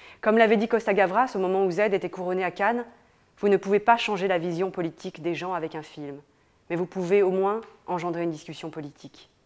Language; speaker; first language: French; native; French